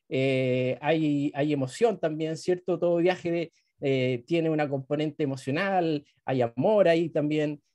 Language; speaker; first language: Spanish; native; Spanish